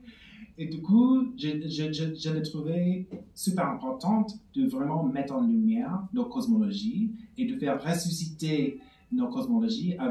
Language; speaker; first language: French; non-native, fluent; English